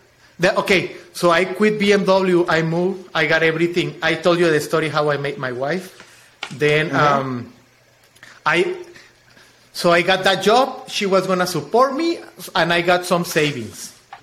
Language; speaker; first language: English; non-native, fluent; Spanish